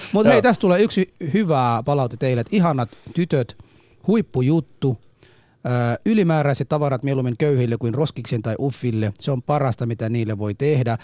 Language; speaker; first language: Finnish; early bilingual, other home language; Somali